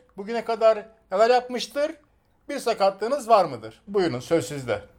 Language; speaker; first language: Turkish; native; Turkish